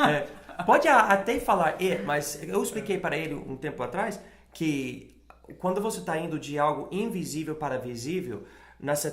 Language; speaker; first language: Portuguese; non-native, fluent; English